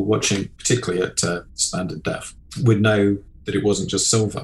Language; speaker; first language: English; native; English